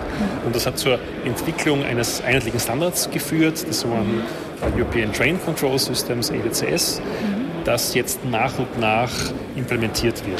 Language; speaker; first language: German; native; German